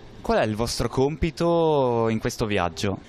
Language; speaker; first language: Italian; native; Italian